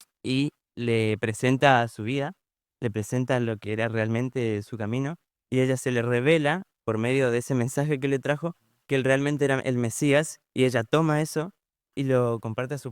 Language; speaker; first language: Spanish; native; Spanish